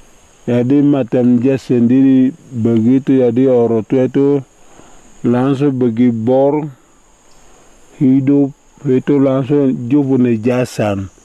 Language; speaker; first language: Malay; non-native, local second language; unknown